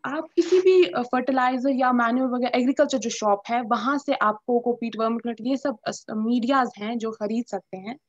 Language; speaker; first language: Hindi; native; Hindi